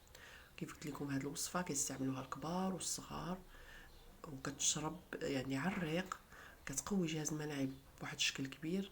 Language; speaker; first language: Arabic; native; Arabic